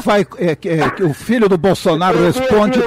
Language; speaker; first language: Portuguese; native; Portuguese